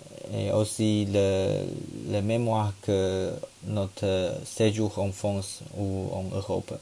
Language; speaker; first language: French; non-native, learner; Chinese